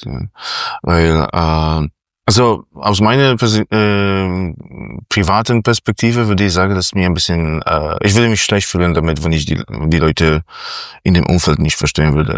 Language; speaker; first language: German; non-native, fluent; Polish